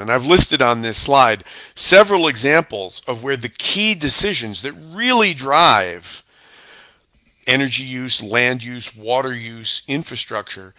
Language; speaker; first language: English; native; English